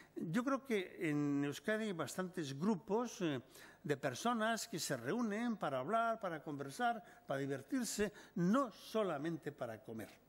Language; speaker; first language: Spanish; native; Spanish